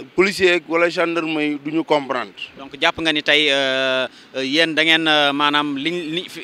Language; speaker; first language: Wolof; native; Wolof